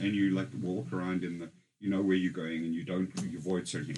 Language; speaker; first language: English; native; English